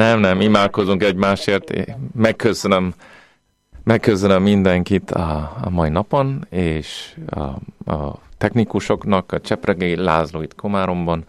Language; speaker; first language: Hungarian; non-native, fluent; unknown